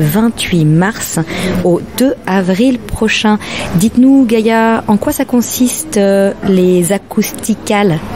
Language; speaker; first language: French; native; French